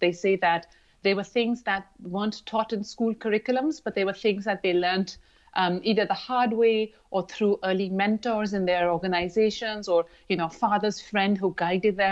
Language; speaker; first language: English; non-native, local second language; Urdu